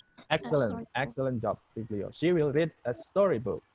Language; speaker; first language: English; non-native, fluent; Indonesian